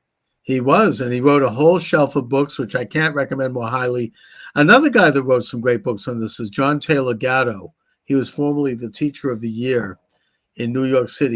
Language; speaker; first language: English; native; English